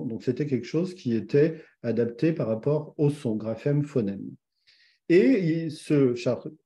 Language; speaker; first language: French; native; French